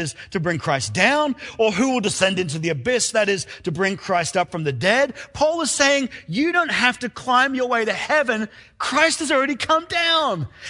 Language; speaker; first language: English; native; English